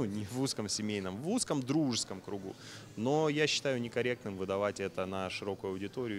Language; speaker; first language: Russian; native; Russian